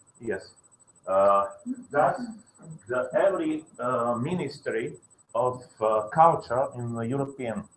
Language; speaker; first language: English; non-native, learner; Slovak